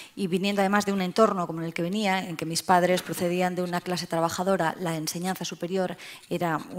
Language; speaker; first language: Spanish; native; Spanish